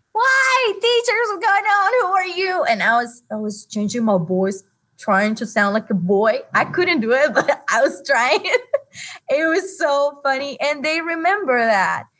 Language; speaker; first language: English; non-native, fluent; Spanish